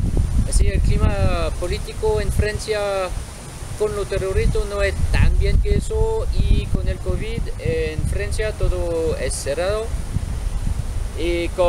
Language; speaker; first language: Spanish; non-native, fluent; French